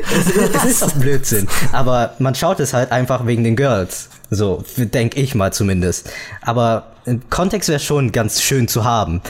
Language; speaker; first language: German; early bilingual, other home language; Vietnamese